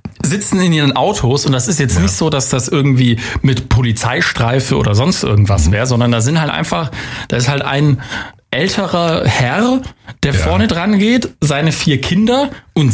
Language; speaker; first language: German; native; German